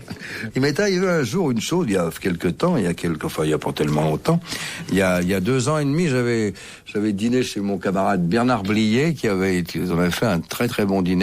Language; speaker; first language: French; native; French